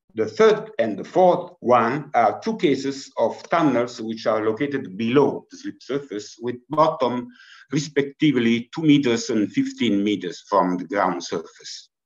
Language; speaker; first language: English; non-native, fluent; Italian